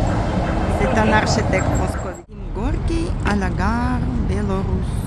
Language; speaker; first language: French; non-native, fluent; Russian